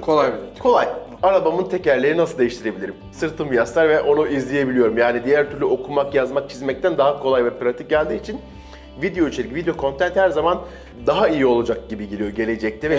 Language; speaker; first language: Turkish; native; Turkish